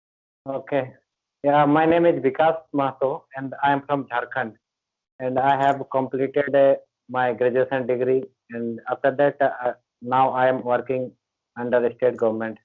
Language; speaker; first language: English; non-native, learner; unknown